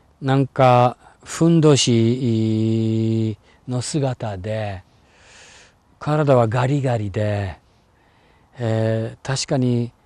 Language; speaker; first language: Japanese; non-native, fluent; English